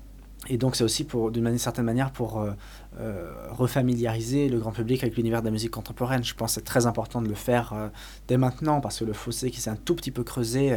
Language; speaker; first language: French; native; French